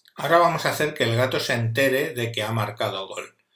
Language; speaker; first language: Spanish; native; Spanish